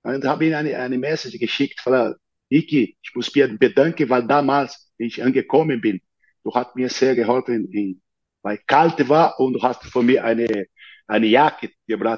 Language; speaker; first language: German; non-native, learner; Portuguese